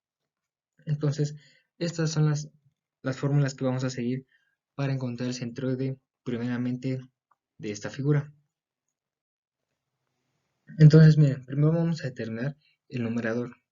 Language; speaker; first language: Spanish; native; Spanish